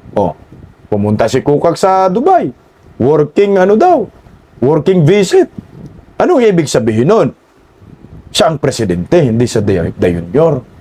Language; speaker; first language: Filipino; non-native, local second language; Cebuano